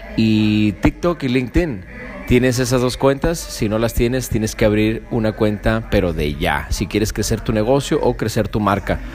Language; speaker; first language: Spanish; early bilingual, heritage; Spanish